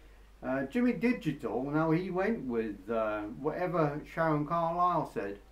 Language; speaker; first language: English; native; English